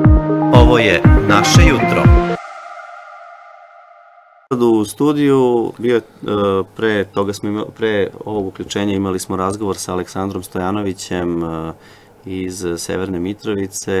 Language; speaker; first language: Serbian; native; Serbian